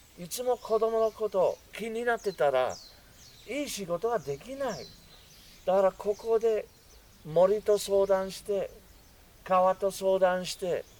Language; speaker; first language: Japanese; non-native, fluent; English